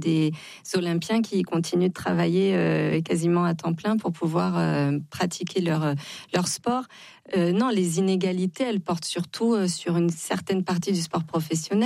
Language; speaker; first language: French; native; French